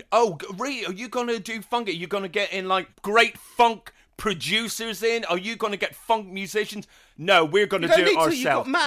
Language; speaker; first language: English; native; English